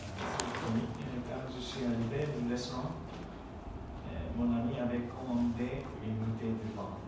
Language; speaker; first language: French; non-native, learner; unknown